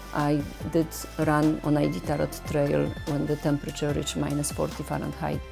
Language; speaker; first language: English; non-native, fluent; Polish